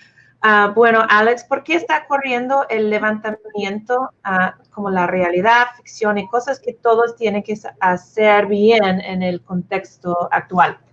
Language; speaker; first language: Spanish; non-native, fluent; English